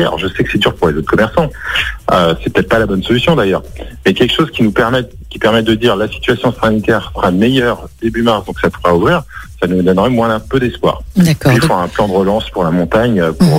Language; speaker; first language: French; native; French